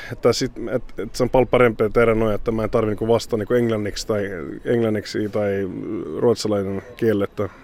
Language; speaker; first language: Finnish; early bilingual, heritage; Swedish